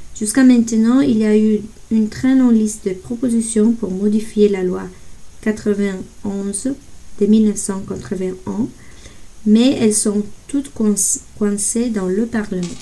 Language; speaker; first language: French; non-native, fluent; Italian